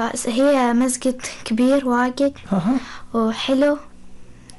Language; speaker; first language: Arabic; non-native, learner; Persian